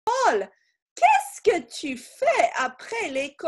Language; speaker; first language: French; non-native, fluent; English